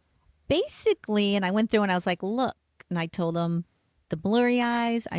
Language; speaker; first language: English; native; English